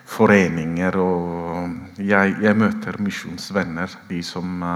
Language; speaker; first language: Norwegian; non-native, fluent; Oromo